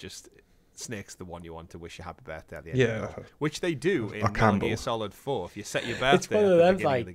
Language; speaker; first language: English; native; English